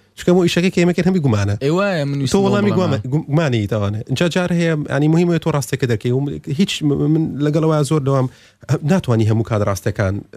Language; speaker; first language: Central Kurdish; early bilingual, heritage; Central Kurdish